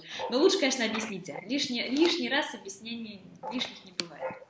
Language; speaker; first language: Russian; native; Russian